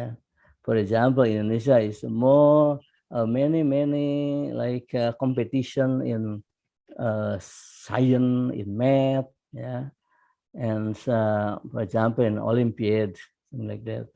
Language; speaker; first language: English; non-native, fluent; Indonesian